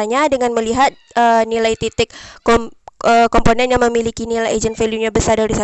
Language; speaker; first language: Indonesian; native; Indonesian